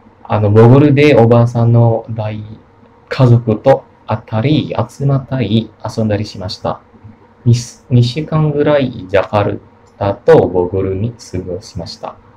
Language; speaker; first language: Japanese; non-native, learner; Indonesian